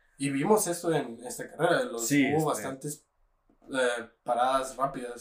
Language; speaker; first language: Spanish; native; Spanish